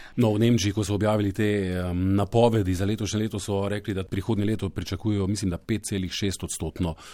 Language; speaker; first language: Slovenian; native; Slovenian